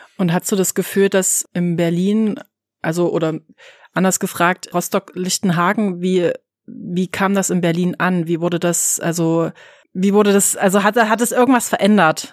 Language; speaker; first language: German; native; German